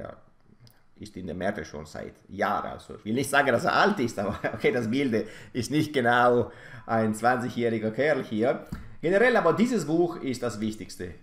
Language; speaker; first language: German; non-native, fluent; Italian